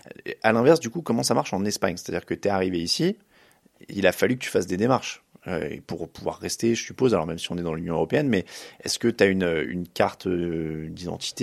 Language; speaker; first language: French; native; French